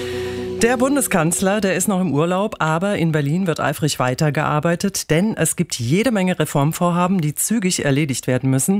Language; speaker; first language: German; native; German